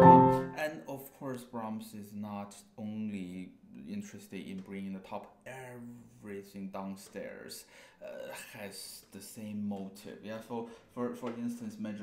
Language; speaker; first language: English; non-native, fluent; Chinese